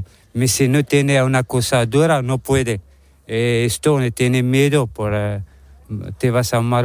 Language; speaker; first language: Spanish; non-native, learner; Arabic